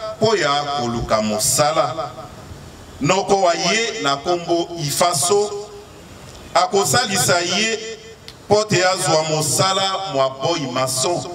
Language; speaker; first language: Lingala; native; Lingala